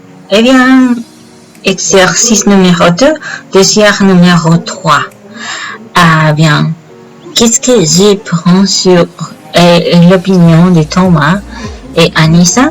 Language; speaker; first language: French; non-native, learner; Spanish